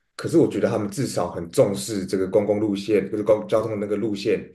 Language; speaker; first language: Chinese; native; Chinese